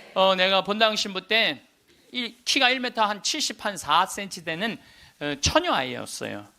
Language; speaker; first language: Korean; native; Korean